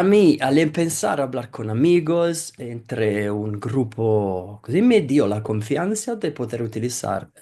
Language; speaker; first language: Spanish; non-native, fluent; Italian